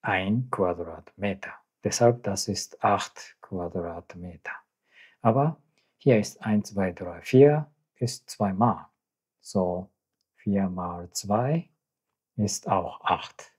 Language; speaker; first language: German; non-native, learner; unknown